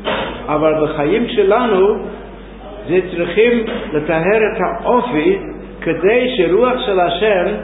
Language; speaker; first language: Hebrew; non-native, fluent; English